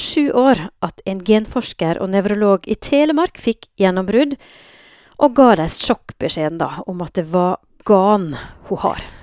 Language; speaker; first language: Norwegian; native; Norwegian